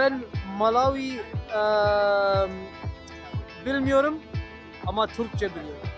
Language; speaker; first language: Turkish; non-native, learner; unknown